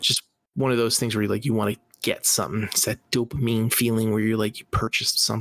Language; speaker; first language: English; native; English